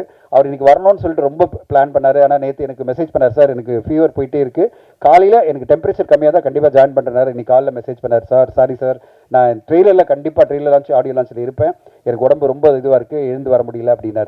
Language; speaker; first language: Tamil; native; Tamil